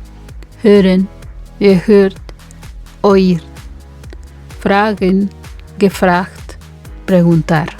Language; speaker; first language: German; non-native, fluent; Spanish